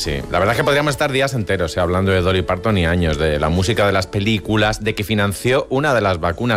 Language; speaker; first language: Spanish; native; Spanish